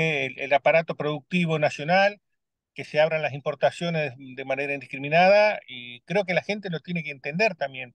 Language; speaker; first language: Spanish; native; Spanish